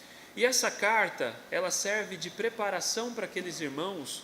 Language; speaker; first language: Portuguese; native; Portuguese